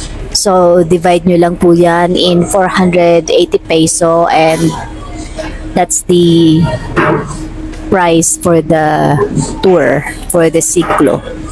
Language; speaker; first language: English; non-native, local second language; Aklanon